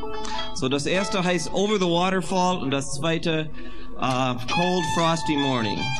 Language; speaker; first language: German; non-native, fluent; English